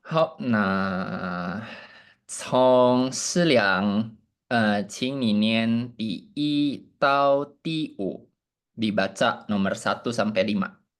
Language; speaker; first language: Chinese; non-native, fluent; Indonesian